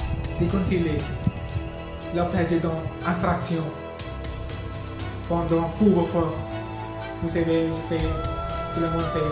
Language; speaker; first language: French; non-native, learner; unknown